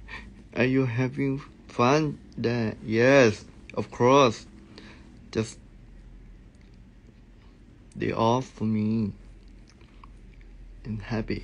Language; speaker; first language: English; non-native, learner; Thai